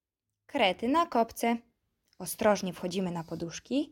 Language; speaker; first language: Polish; native; Polish